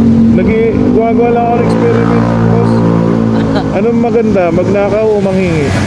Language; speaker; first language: Filipino; native; Filipino